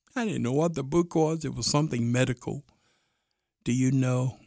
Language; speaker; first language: English; native; English